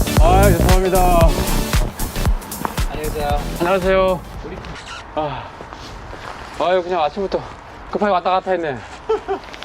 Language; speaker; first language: Korean; native; Korean